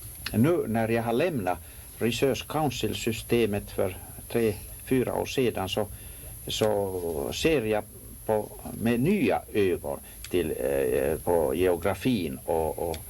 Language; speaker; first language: Swedish; non-native, local second language; Finnish